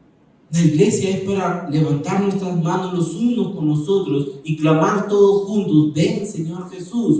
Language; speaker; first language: Spanish; native; Spanish